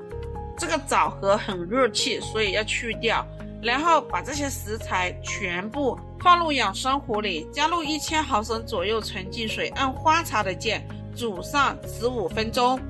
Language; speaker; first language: Chinese; native; Chinese